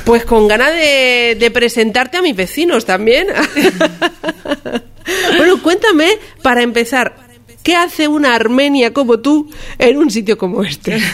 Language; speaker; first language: Spanish; native; Spanish